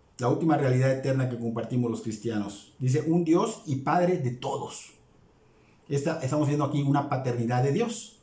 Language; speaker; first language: Spanish; native; Spanish